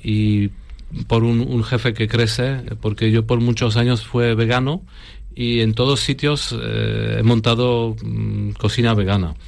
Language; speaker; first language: Spanish; non-native, fluent; Polish